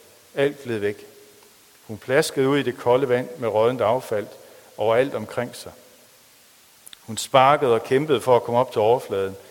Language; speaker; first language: Danish; native; Danish